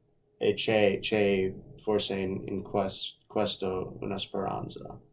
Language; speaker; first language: Italian; non-native, fluent; English